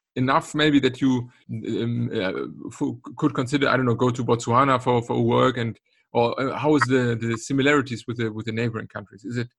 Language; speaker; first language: English; non-native, fluent; German